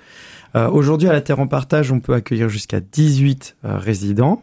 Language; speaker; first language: French; native; French